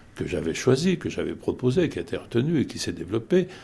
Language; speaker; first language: French; native; French